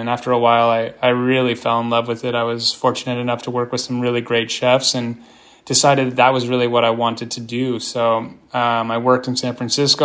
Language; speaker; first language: English; native; English